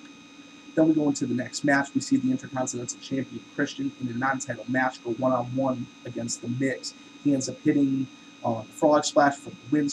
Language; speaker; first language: English; native; English